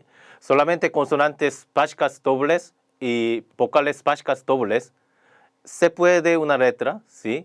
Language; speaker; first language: Spanish; non-native, learner; Korean